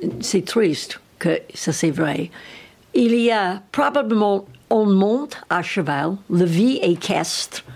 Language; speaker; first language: French; non-native, learner; English